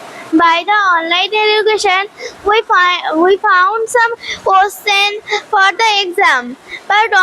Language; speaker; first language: English; non-native, learner; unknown